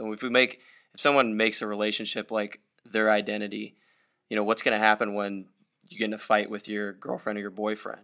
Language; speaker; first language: English; native; English